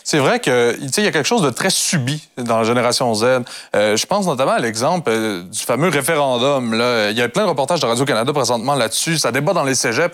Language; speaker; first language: French; native; French